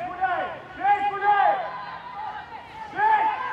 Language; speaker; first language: Russian; native; Russian